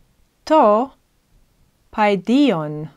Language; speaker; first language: Greek; non-native, fluent; English